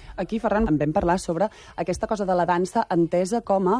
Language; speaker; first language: Catalan; native; Catalan